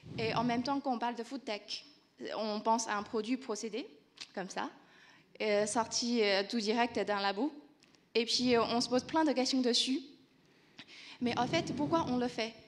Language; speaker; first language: French; non-native, fluent; Chinese